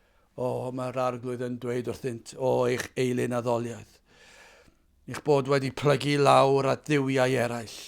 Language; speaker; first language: Welsh; native; Welsh